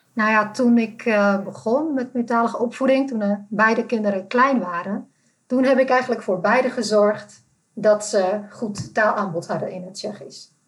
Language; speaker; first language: Dutch; non-native, fluent; Czech